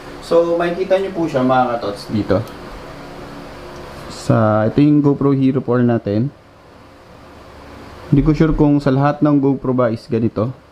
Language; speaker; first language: Filipino; native; Filipino